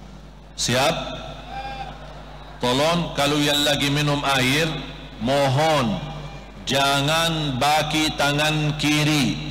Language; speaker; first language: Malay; non-native, fluent; Arabic